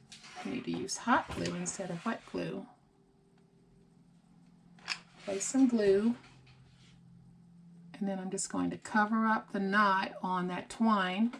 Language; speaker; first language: English; native; English